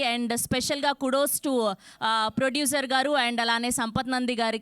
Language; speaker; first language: Telugu; native; Telugu